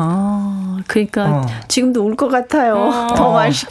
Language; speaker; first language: Korean; native; Korean